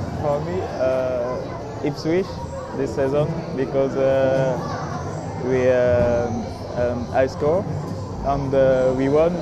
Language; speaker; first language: English; non-native, learner; French